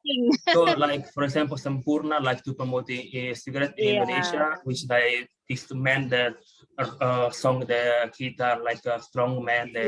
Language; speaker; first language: English; non-native, fluent; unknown